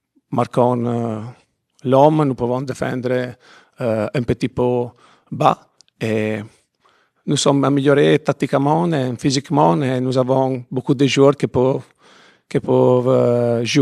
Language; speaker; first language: French; non-native, fluent; Italian